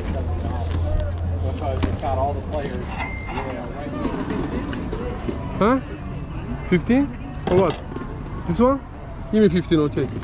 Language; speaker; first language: English; non-native, learner; Turkish